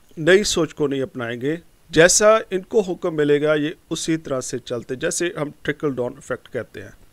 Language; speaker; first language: Hindi; non-native, local second language; Punjabi